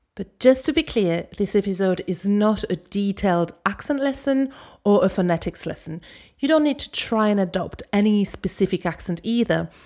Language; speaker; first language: English; non-native, fluent; French